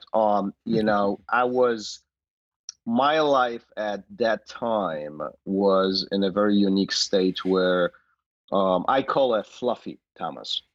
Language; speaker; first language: English; non-native, fluent; Polish